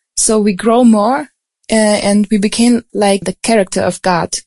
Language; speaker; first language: English; non-native, fluent; Russian